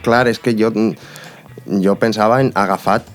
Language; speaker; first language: Catalan; non-native, local second language; Spanish